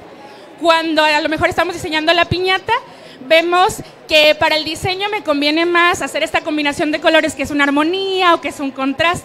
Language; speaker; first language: Spanish; native; Spanish